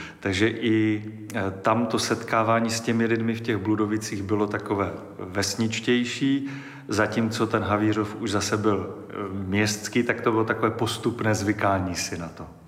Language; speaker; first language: Czech; native; Czech